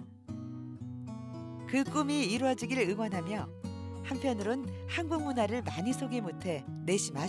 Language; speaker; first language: Korean; native; Korean